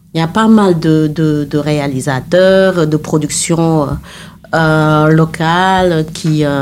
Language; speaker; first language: French; non-native, local second language; Wolof